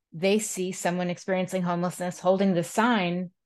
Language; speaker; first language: English; native; English